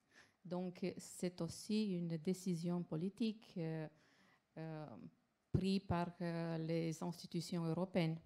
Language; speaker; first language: French; non-native, fluent; Romanian